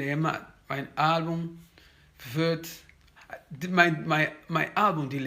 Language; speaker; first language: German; non-native, fluent; Kabuverdianu